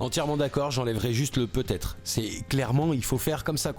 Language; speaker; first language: French; native; French